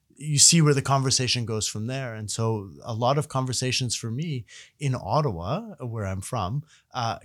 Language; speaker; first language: English; native; English